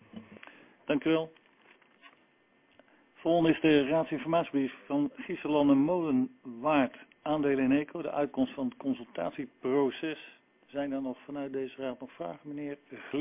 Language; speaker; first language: Dutch; native; Dutch